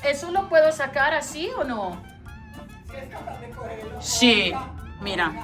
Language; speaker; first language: Spanish; early bilingual, heritage; English